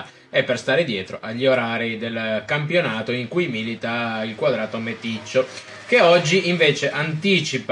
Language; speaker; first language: Italian; native; Italian